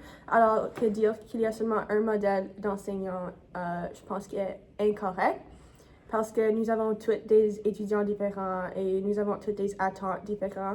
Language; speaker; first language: French; non-native, fluent; English